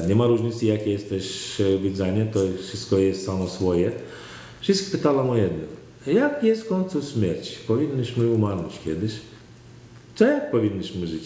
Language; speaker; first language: Polish; non-native, learner; Turkmen